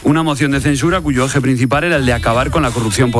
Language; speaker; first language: Spanish; native; Spanish